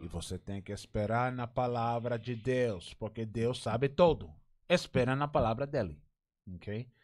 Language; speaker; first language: Portuguese; non-native, learner; Spanish